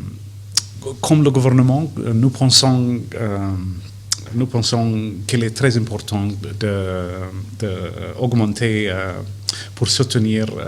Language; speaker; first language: French; non-native, fluent; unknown